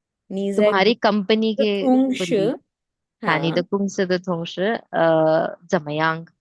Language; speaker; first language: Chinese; non-native, fluent; Hindi